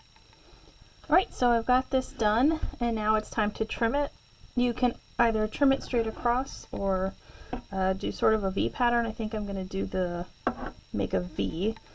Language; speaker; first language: English; native; English